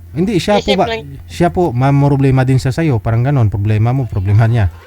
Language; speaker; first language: Filipino; native; Filipino